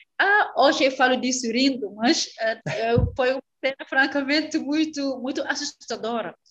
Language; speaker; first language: Portuguese; non-native, fluent; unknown